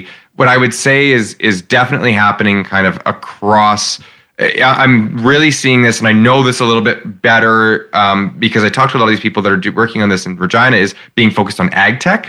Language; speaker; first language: English; native; English